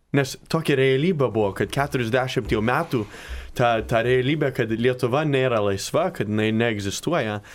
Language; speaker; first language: Lithuanian; early bilingual, heritage; Lithuanian